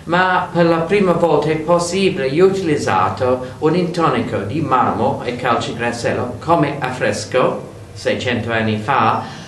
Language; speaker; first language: Italian; non-native, learner; English